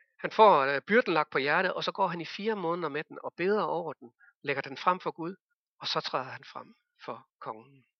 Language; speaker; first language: Danish; native; Danish